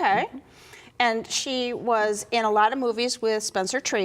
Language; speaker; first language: English; native; English